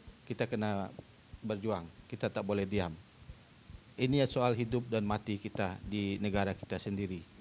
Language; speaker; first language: Malay; non-native, local second language; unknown